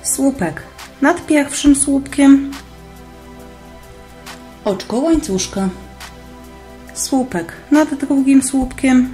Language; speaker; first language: Polish; native; Polish